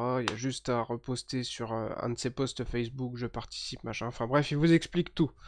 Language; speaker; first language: French; native; French